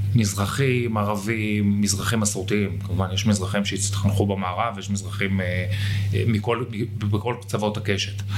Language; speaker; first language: Hebrew; native; Hebrew